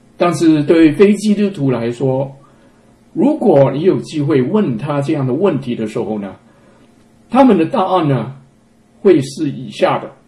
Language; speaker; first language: Chinese; non-native, local second language; Cantonese